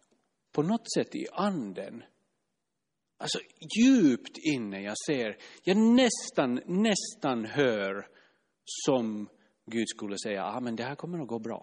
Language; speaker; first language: Swedish; non-native, fluent; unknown